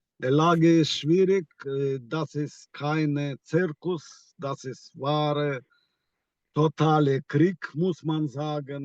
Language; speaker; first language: German; non-native, fluent; Ukrainian